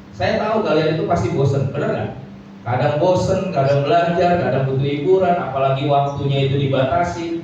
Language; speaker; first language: Indonesian; native; Indonesian